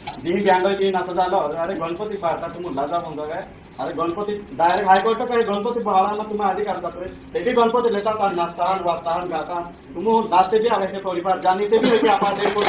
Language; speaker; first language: Marathi; non-native, local second language; Bhili